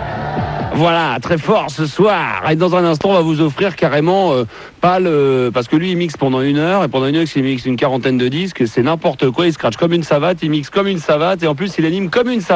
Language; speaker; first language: French; native; French